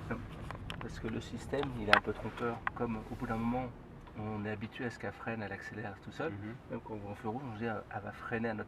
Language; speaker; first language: French; native; French